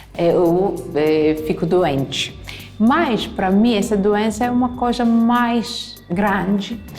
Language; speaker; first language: Portuguese; non-native, fluent; Italian